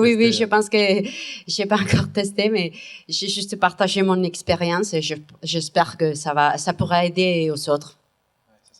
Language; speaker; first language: French; non-native, fluent; Spanish